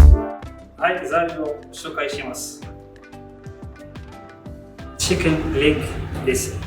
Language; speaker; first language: Japanese; non-native, learner; Arabic